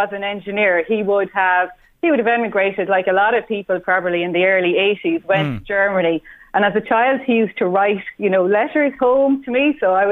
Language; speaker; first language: English; native; English